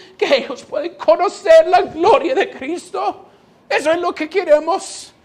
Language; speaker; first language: Spanish; non-native, fluent; English